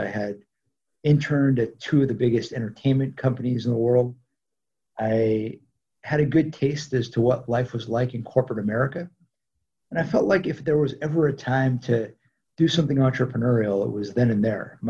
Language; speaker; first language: English; native; English